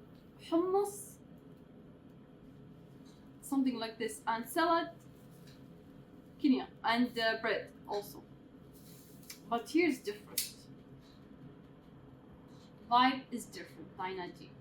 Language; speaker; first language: English; non-native, learner; Arabic